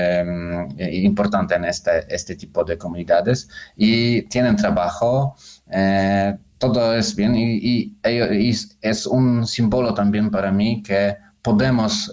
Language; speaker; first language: Spanish; non-native, learner; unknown